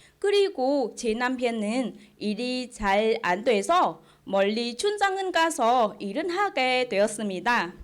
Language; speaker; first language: Korean; non-native, fluent; Vietnamese